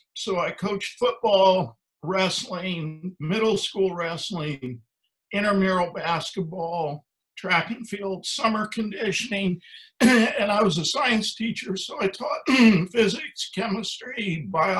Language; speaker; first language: English; native; English